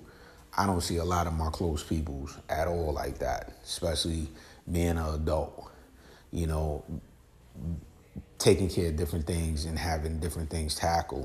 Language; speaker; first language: English; native; English